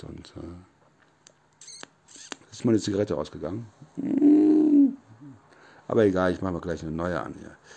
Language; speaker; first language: German; native; German